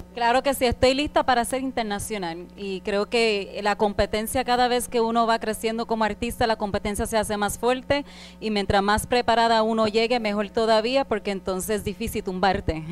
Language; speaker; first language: Spanish; native; Spanish